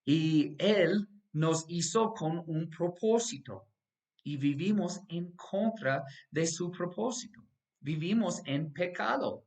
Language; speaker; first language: Spanish; non-native, fluent; English